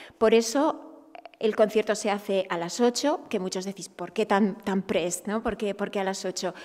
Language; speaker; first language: Spanish; native; Spanish